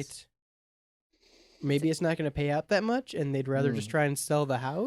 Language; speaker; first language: English; native; English